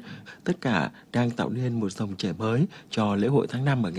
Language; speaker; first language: Vietnamese; native; Vietnamese